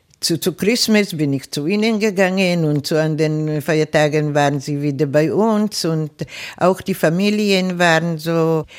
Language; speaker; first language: German; non-native, fluent; Czech